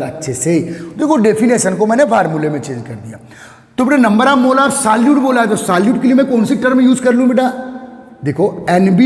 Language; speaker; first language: Hindi; native; Hindi